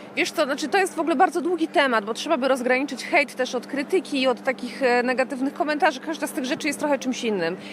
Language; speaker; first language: Polish; native; Polish